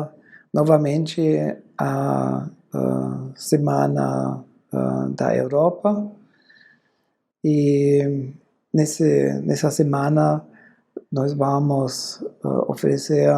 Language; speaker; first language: Portuguese; non-native, fluent; German